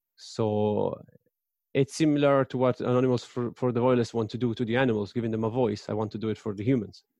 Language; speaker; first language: English; non-native, fluent; Italian